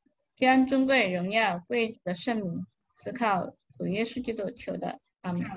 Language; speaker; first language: Chinese; native; Chinese